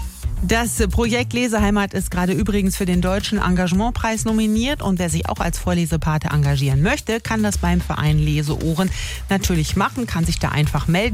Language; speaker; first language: German; native; German